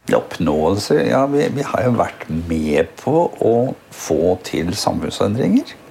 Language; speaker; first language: Norwegian; native; Norwegian